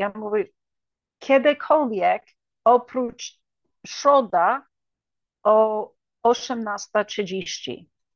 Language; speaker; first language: Polish; early bilingual, heritage; English